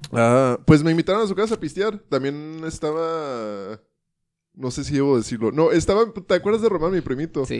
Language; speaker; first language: Spanish; early bilingual, heritage; Spanish